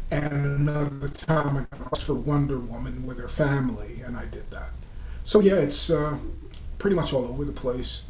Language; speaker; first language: English; native; English